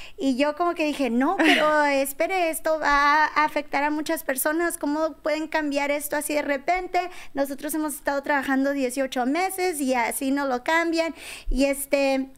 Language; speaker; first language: Spanish; early bilingual, heritage; Spanish